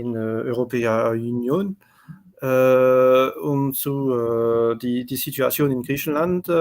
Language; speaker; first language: German; non-native, learner; French